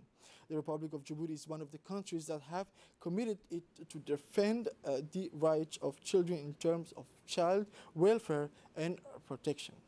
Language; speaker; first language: English; non-native, fluent; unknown